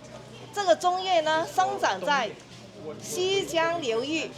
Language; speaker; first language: Chinese; native; Chinese